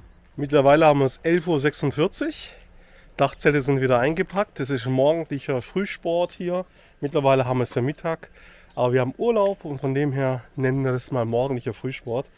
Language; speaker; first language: German; native; German